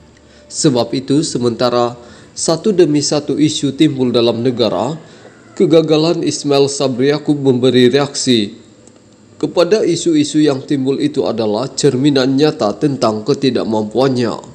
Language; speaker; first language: Malay; native; Malay